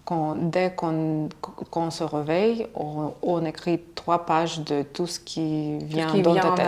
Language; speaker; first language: French; non-native, fluent; Russian